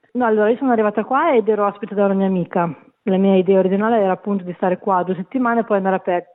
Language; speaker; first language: Italian; native; Italian